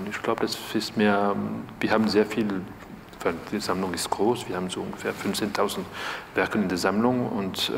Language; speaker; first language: German; non-native, fluent; French